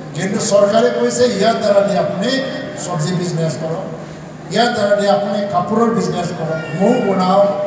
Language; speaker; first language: Assamese; non-native, local second language; Bodo